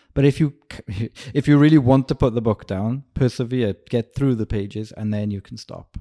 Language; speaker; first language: English; native; English